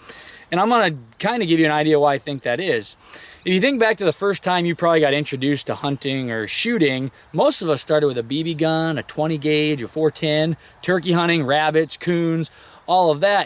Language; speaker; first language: English; native; English